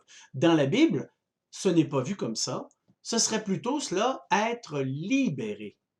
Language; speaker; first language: French; native; French